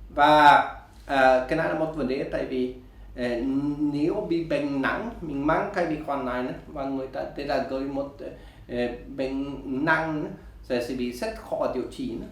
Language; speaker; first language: Vietnamese; non-native, learner; Swedish